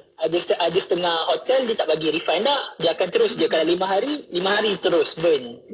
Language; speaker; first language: Malay; native; Malay